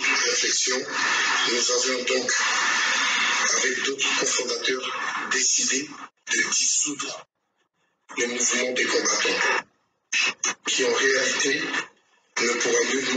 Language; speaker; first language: French; non-native, local second language; Lingala